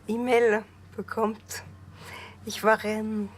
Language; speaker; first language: German; non-native, learner; French